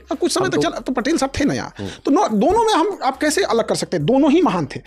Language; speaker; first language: Hindi; native; Hindi